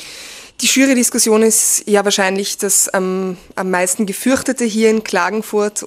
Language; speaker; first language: German; native; German